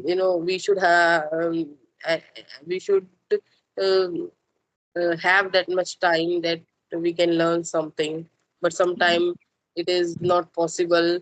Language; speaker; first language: English; non-native, local second language; Hindi